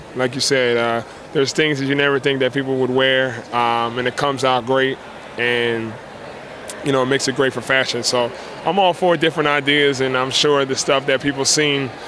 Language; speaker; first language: English; native; English